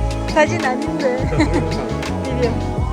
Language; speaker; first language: Korean; non-native, learner; Spanish